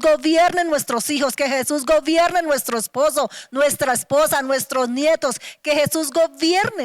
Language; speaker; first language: Spanish; native; Spanish